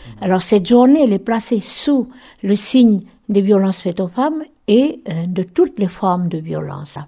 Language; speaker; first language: French; native; French